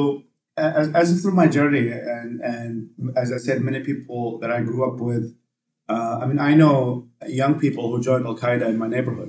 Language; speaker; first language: English; non-native, fluent; Arabic